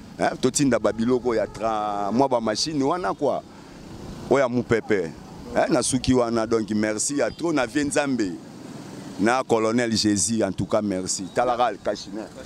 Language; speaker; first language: Lingala; native; Lingala